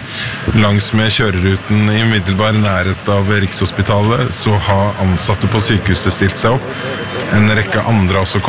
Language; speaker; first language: Norwegian; native; Norwegian